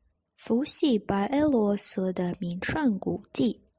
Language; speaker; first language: Chinese; non-native, fluent; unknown